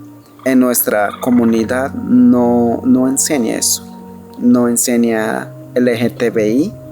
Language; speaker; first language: Spanish; non-native, local second language; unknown